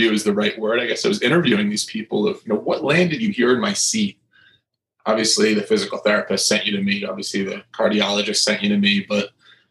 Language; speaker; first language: English; native; English